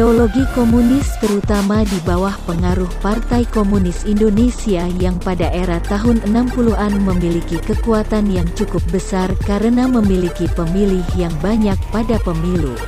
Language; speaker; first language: Indonesian; native; Indonesian